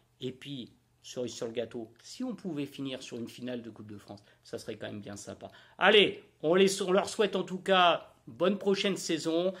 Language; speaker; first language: French; native; French